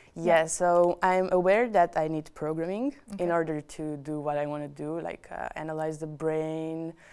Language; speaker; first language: English; non-native, fluent; Romanian